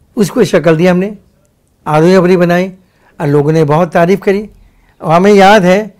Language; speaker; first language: Hindi; non-native, local second language; Bangla